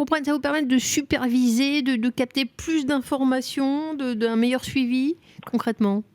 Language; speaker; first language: French; native; French